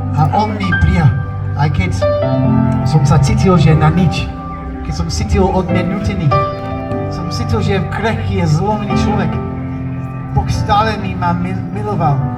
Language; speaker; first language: Slovak; non-native, learner; English